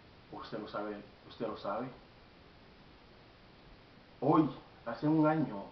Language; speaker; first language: Spanish; non-native, learner; Haitian Creole